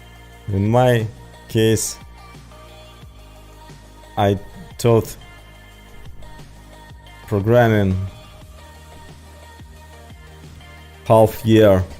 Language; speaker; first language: English; non-native, learner; Ukrainian